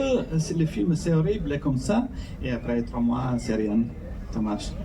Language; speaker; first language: French; non-native, fluent; Italian